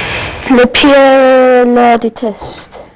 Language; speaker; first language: French; non-native, learner; English